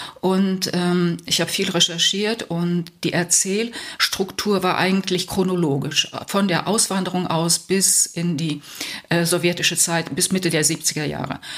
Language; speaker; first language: German; early bilingual, heritage; Plautdietsch